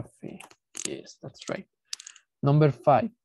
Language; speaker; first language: English; non-native, fluent; Spanish